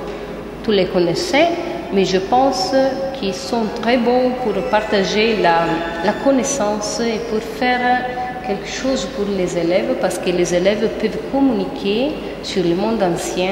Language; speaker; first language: French; non-native, fluent; Italian